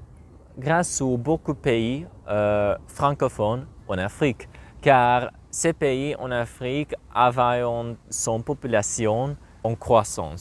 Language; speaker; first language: French; non-native, learner; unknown